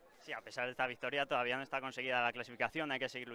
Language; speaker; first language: Spanish; native; Spanish